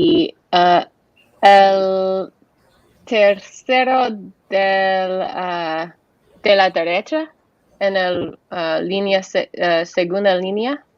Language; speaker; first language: Spanish; non-native, learner; English